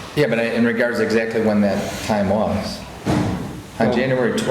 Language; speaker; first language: English; native; English